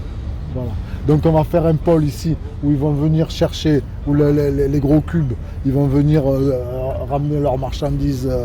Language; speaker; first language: French; native; French